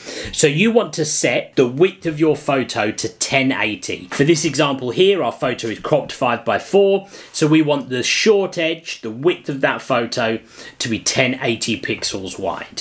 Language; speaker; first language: English; native; English